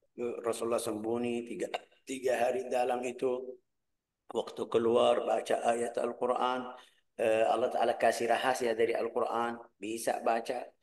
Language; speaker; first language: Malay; non-native, fluent; Arabic